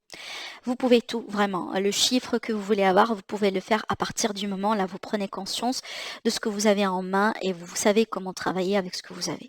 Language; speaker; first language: French; native; French